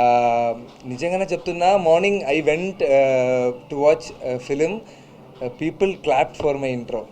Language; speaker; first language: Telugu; non-native, learner; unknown